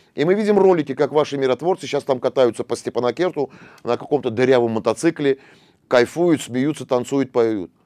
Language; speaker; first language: Russian; non-native, local second language; Armenian